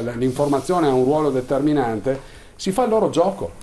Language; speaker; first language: Italian; native; Italian